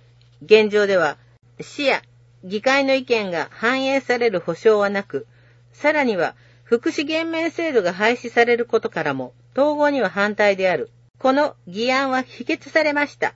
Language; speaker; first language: Japanese; native; Japanese